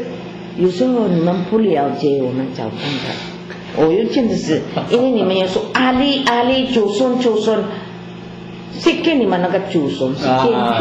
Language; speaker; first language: Chinese; non-native, learner; Filipino